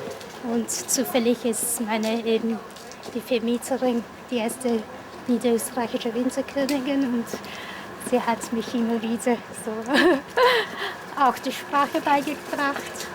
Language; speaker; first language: German; non-native, fluent; Japanese